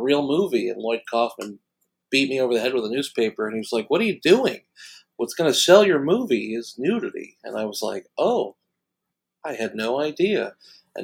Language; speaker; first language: English; native; English